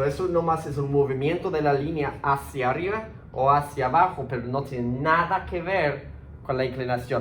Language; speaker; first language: Spanish; early bilingual, heritage; Spanish